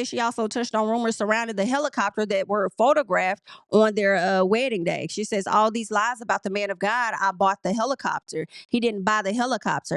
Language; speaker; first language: English; native; English